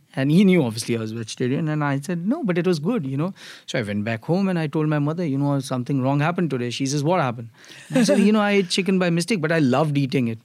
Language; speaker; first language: English; non-native, local second language; Gujarati